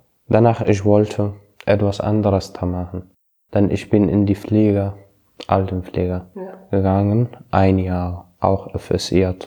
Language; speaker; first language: German; non-native, learner; Arabic